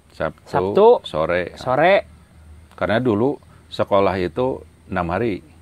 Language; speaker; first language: Indonesian; non-native, local second language; Sundanese